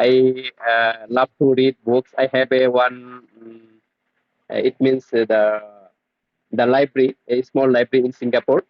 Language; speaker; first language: English; non-native, learner; Bangla